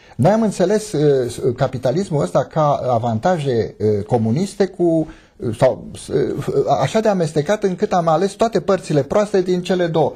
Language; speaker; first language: Romanian; native; Romanian